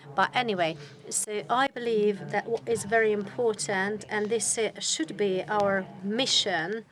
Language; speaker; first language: English; non-native, fluent; Hungarian